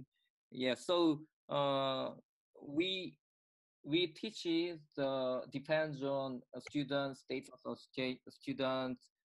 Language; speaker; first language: English; non-native, learner; Korean